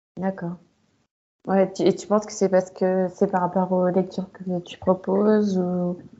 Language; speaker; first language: French; native; French